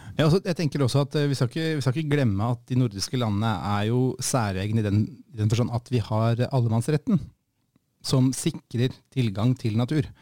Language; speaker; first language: Norwegian; native; Norwegian